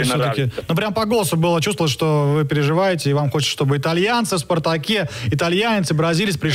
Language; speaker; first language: Russian; native; Russian